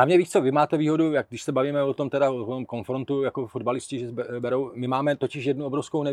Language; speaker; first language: Czech; native; Czech